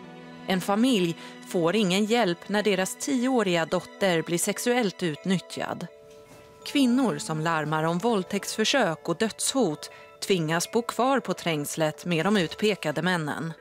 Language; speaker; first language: Swedish; native; Swedish